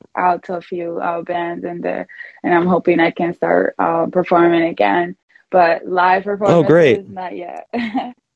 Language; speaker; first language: English; early bilingual, other home language; Spanish